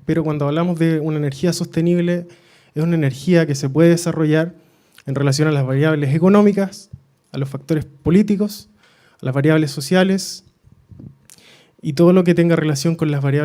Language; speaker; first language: Spanish; native; Spanish